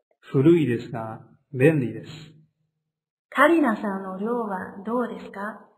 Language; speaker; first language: Japanese; non-native, fluent; Chinese